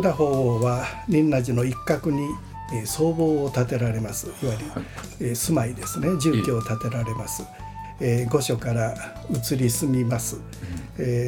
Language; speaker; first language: Japanese; native; Japanese